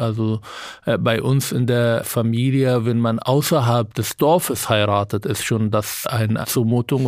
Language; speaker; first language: German; non-native, fluent; Arabic